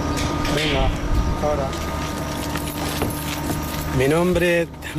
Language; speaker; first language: Spanish; non-native, learner; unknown